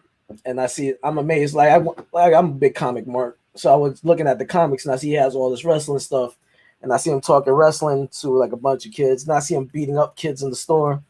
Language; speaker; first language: English; native; English